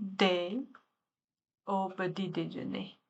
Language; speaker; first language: French; non-native, learner; Chinese